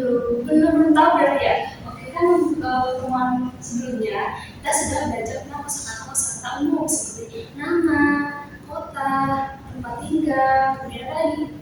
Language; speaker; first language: Indonesian; native; Indonesian